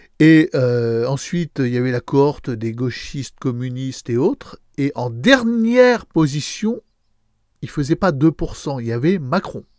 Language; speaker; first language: French; native; French